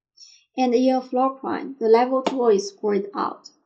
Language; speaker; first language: English; non-native, fluent; Chinese